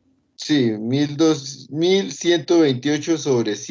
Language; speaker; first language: Spanish; native; Spanish